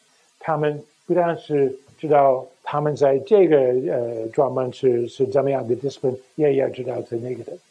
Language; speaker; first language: Chinese; non-native, fluent; English